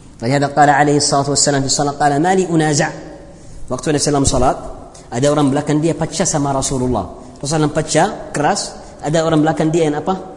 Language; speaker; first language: Malay; non-native, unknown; Arabic